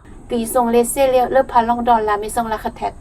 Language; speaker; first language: French; non-native, learner; Thai